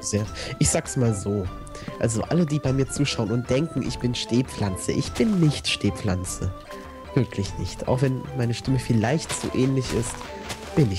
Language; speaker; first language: German; native; German